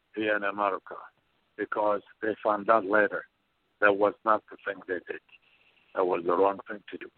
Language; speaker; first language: English; non-native, fluent; Arabic